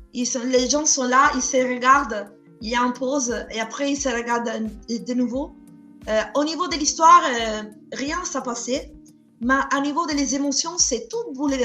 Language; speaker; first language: French; non-native, fluent; Italian